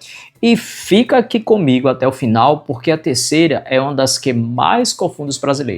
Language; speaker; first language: Portuguese; non-native, fluent; Spanish